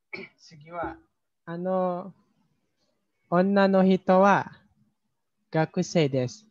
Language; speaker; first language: Japanese; non-native, learner; Indonesian